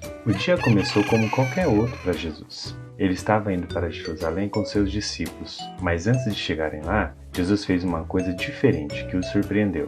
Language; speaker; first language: Portuguese; native; Portuguese